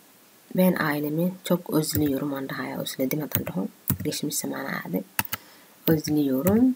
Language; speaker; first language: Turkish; non-native, learner; Somali